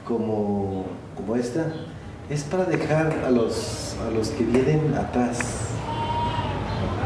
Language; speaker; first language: Spanish; non-native, local second language; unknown